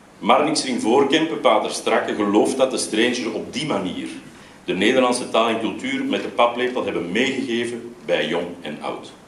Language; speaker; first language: Dutch; native; Dutch